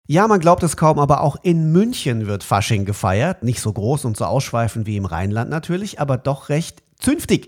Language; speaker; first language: German; native; German